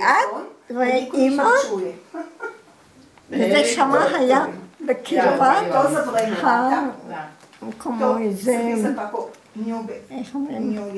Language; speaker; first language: Hebrew; non-native, fluent; Croatian